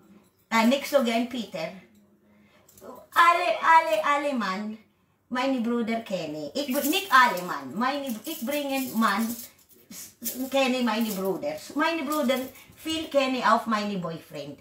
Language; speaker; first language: German; non-native, learner; Waray